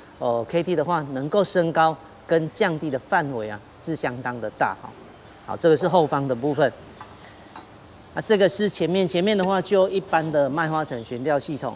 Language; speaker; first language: Chinese; native; Chinese